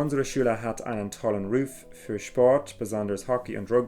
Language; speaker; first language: German; non-native, fluent; English